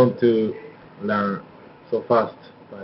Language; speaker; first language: English; non-native, learner; Japanese